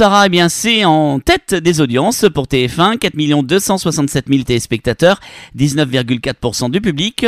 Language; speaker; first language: French; native; French